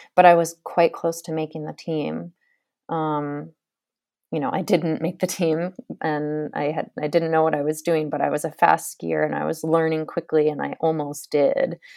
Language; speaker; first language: English; native; English